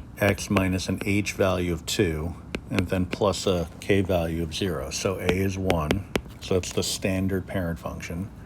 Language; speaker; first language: English; native; English